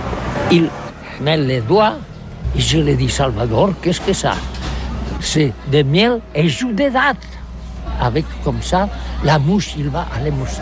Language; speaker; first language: French; non-native, learner; Catalan